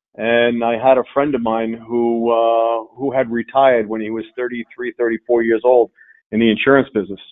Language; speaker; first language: English; native; English